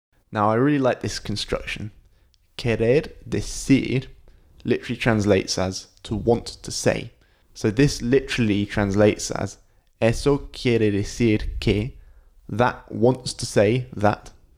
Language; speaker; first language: English; native; English